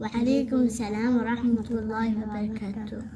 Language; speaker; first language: Arabic; non-native, learner; Somali